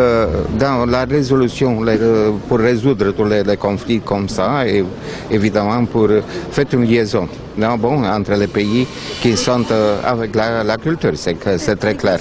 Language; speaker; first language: French; non-native, fluent; Romanian